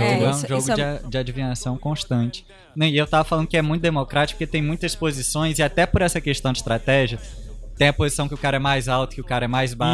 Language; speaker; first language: Portuguese; native; Portuguese